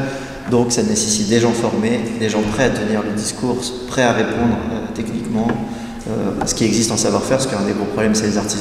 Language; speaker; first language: French; native; French